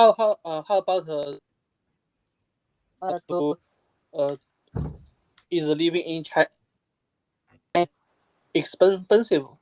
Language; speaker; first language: English; non-native, learner; Chinese